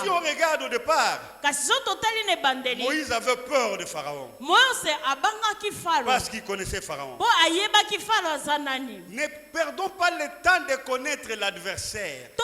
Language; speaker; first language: French; non-native, local second language; Lingala